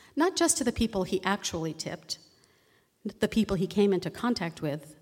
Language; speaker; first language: English; native; English